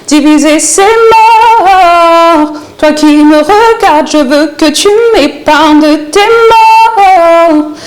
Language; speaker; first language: French; early bilingual, other home language; Lingala